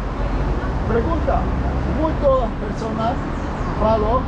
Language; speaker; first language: Portuguese; non-native, learner; Polish